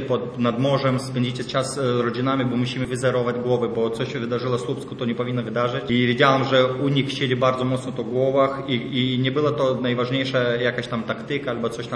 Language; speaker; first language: Polish; non-native, fluent; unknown